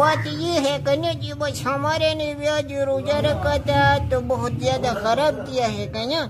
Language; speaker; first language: Hindi; non-native, local second language; Pashto